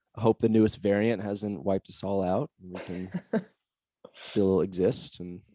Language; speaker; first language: English; native; English